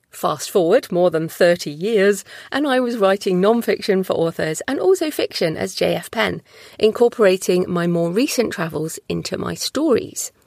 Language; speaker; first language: English; native; English